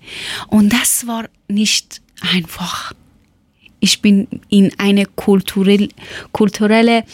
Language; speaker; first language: German; non-native, learner; Persian